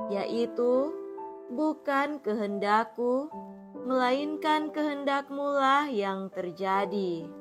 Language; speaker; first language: Indonesian; native; Indonesian